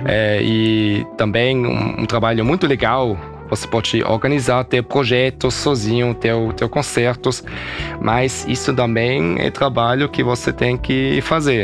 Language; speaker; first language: Portuguese; early bilingual, heritage; German